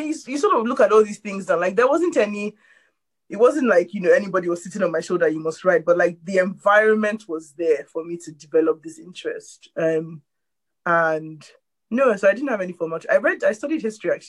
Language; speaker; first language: English; non-native, local second language; Yoruba